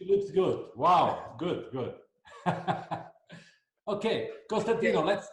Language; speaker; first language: English; non-native, fluent; German